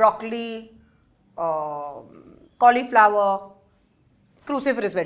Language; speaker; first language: Telugu; non-native, fluent; Hindi